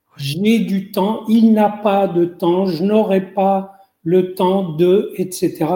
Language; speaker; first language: French; non-native, local second language; Arabic